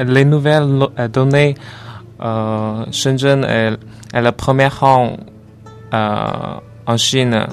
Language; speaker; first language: French; non-native, learner; Chinese